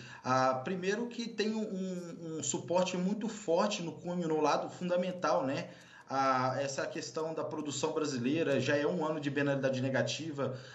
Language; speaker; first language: Portuguese; native; Portuguese